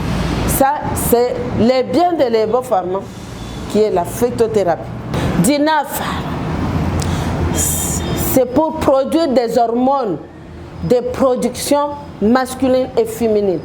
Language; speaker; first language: French; non-native, local second language; Lingala